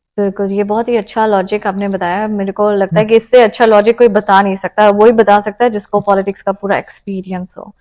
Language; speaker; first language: Hindi; native; Hindi